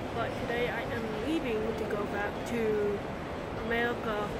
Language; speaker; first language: English; early bilingual, other home language; Thai